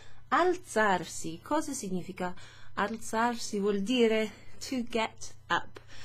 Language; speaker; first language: Italian; non-native, fluent; English